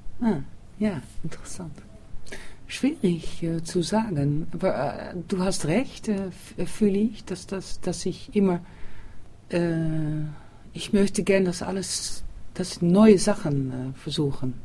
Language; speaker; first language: German; non-native, learner; Dutch